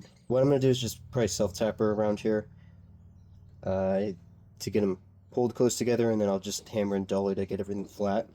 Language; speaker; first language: English; native; English